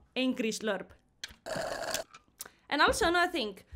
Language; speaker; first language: English; non-native, fluent; Icelandic